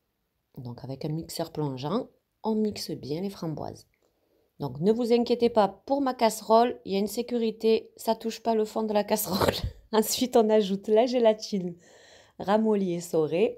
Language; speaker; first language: French; native; French